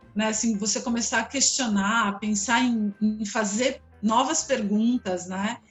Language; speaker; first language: Portuguese; native; Portuguese